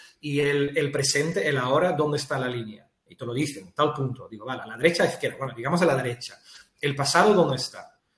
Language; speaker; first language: Spanish; non-native, fluent; Dutch